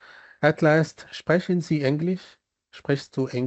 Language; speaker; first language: German; non-native, fluent; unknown